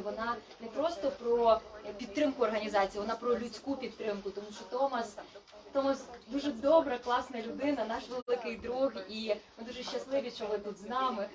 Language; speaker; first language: Ukrainian; native; Ukrainian